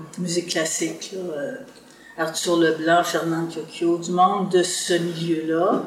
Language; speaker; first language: French; native; French